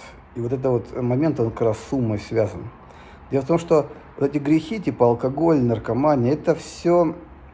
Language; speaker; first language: Russian; native; Russian